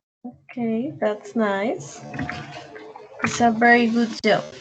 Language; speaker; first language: English; non-native, learner; Spanish